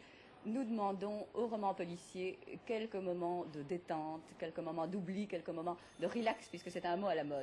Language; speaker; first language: French; native; French